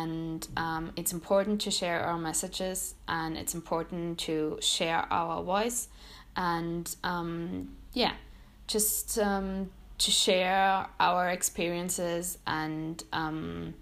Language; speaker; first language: English; non-native, fluent; German